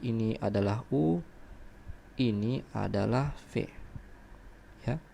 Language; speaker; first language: Indonesian; native; Indonesian